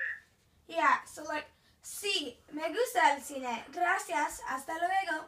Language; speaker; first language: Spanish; non-native, learner; English